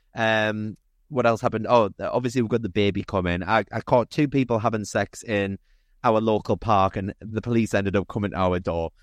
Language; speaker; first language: English; native; English